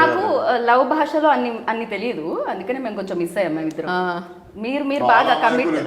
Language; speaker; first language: Telugu; native; Telugu